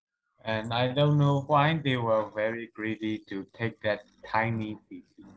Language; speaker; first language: English; non-native, learner; Burmese